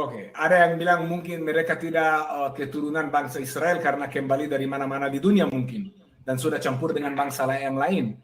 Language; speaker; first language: Indonesian; non-native, fluent; Hebrew